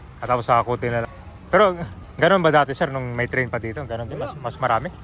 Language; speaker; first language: Filipino; native; Filipino